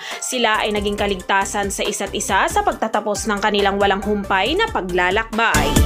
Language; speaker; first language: Filipino; native; Filipino